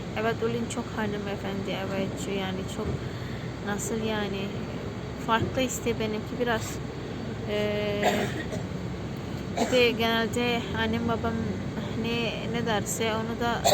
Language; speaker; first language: Turkish; non-native, learner; Indonesian